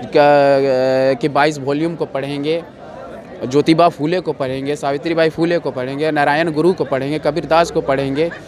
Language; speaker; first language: Hindi; native; Hindi